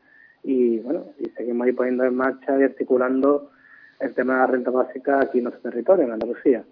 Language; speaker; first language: Spanish; native; Spanish